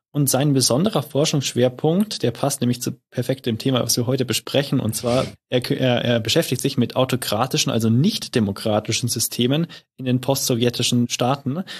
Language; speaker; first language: German; native; German